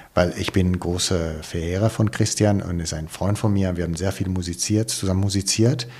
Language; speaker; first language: German; non-native, fluent; Italian